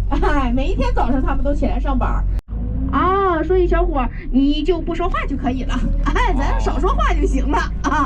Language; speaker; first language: Chinese; native; Chinese